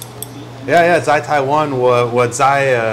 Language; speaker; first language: Chinese; non-native, learner; English